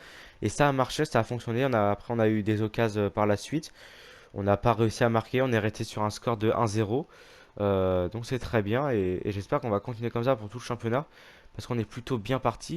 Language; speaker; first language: French; native; French